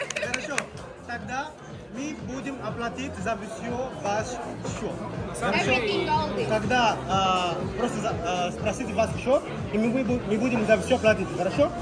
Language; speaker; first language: Russian; non-native, learner; Portuguese